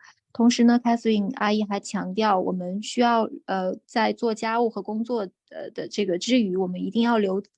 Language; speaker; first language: Chinese; native; Chinese